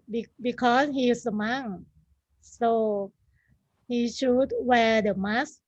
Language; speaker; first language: English; non-native, learner; Thai